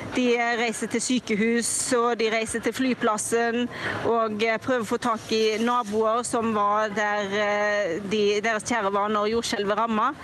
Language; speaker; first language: Norwegian; native; Norwegian